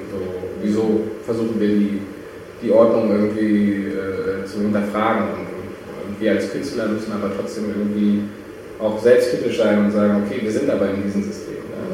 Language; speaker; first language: German; native; German